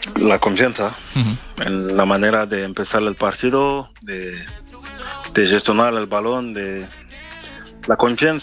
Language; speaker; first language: Spanish; non-native, fluent; French